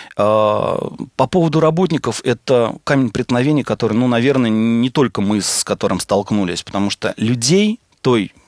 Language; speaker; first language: Russian; native; Russian